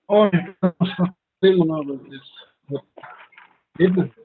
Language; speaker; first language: Russian; non-native, learner; Turkmen